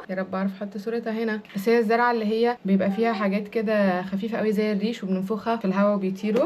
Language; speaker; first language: Arabic; native; Arabic